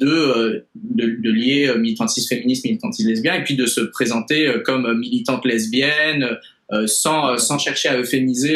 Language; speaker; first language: French; native; French